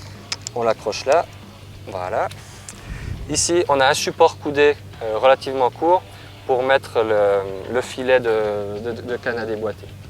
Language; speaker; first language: French; native; French